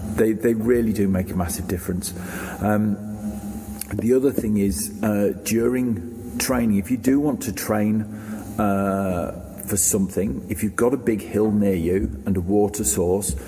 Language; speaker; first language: English; native; English